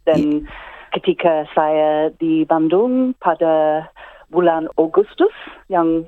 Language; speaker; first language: Indonesian; non-native, fluent; English